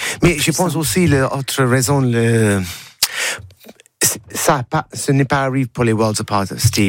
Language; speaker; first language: French; non-native, learner; English